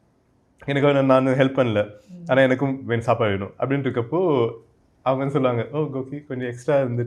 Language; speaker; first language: Tamil; native; Tamil